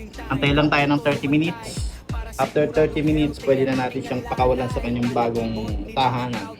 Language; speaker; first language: Filipino; native; Filipino